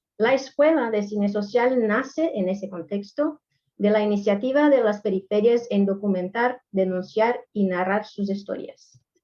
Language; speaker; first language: Spanish; non-native, fluent; Portuguese